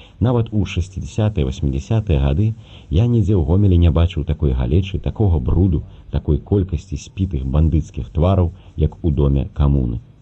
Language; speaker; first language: Belarusian; native; Belarusian